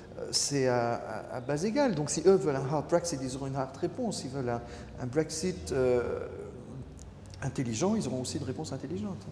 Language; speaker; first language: French; non-native, local second language; Luxembourgish